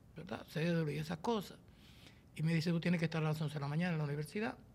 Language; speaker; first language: Spanish; native; Spanish